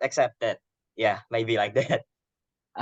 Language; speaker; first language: English; non-native, learner; Indonesian